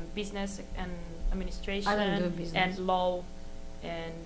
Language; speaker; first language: English; non-native, fluent; Italian